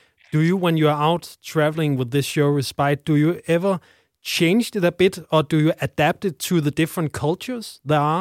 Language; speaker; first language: English; non-native, fluent; Danish